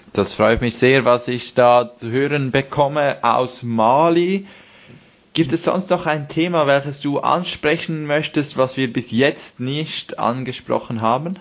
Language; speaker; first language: German; native; German